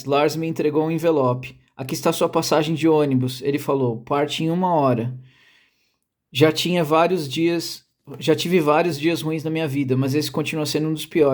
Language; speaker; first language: Portuguese; native; Portuguese